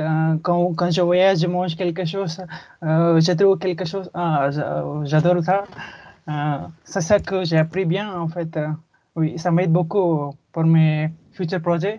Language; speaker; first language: French; non-native, learner; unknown